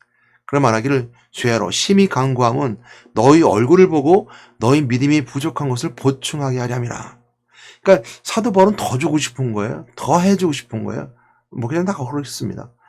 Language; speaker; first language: Korean; native; Korean